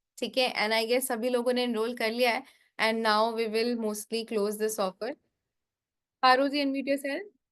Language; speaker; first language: Hindi; native; Hindi